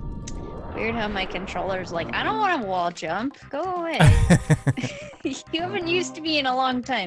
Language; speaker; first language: English; native; English